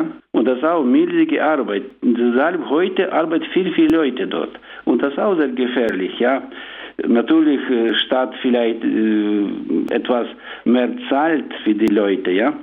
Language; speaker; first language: German; non-native, learner; Ukrainian